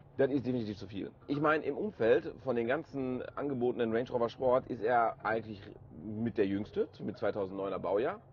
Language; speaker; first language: German; native; German